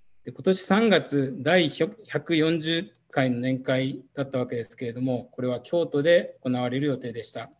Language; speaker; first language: Japanese; native; Japanese